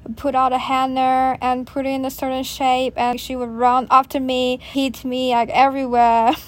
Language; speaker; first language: English; non-native, fluent; Chinese